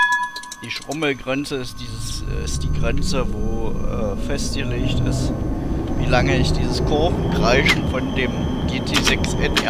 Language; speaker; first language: German; native; German